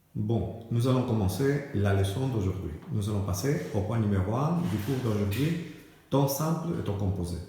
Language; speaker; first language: French; non-native, fluent; Spanish